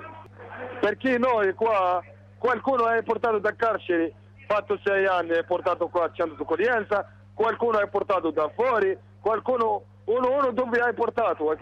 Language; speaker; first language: Italian; non-native, learner; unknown